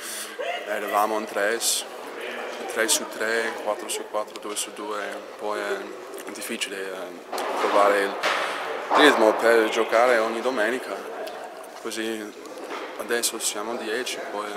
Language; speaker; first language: Italian; non-native, learner; English